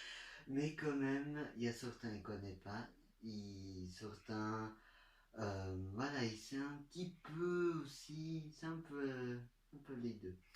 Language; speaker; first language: French; non-native, learner; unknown